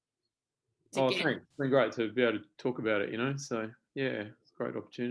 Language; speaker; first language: English; native; English